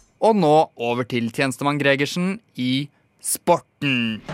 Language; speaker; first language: Norwegian; native; Norwegian